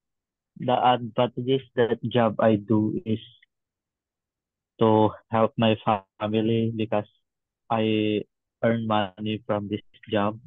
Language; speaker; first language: English; non-native, learner; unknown